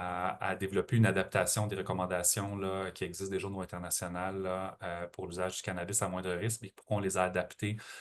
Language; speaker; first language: French; native; French